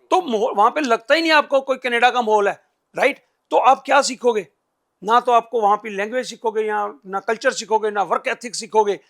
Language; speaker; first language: Hindi; non-native, local second language; Punjabi